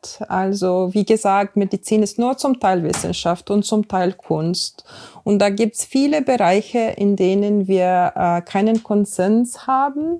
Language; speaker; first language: German; non-native, fluent; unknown